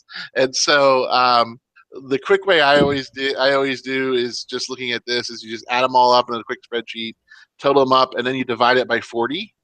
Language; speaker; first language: English; native; English